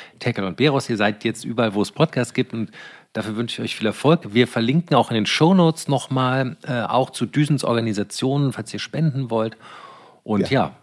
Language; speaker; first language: German; native; German